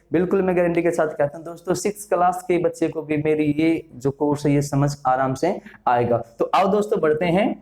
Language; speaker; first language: Hindi; native; Hindi